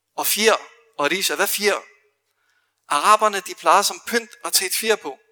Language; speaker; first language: Danish; early bilingual, other home language; Arabic